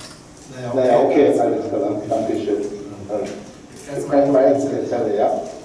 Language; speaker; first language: German; non-native, learner; Korean